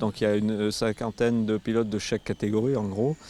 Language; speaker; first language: French; native; French